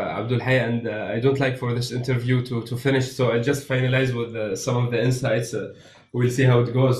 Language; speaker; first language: English; non-native, fluent; Arabic